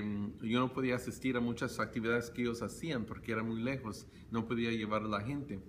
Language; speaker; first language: Spanish; early bilingual, heritage; Spanish